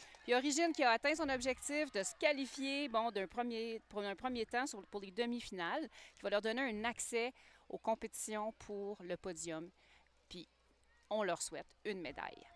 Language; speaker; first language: French; native; French